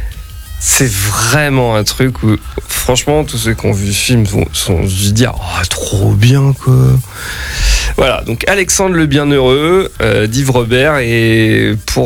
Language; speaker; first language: French; native; French